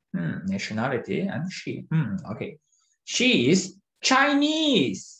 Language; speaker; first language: English; non-native, fluent; Turkish